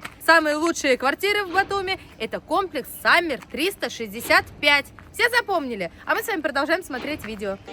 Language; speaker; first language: Russian; native; Russian